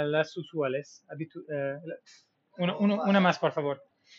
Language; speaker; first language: Spanish; non-native, fluent; English